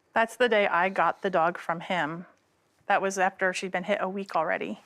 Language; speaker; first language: English; native; English